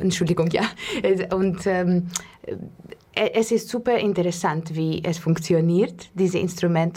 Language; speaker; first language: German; non-native, learner; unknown